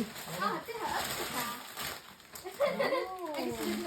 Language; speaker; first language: Danish; early bilingual, other home language; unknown